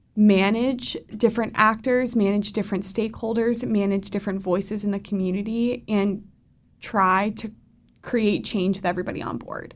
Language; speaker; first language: English; native; English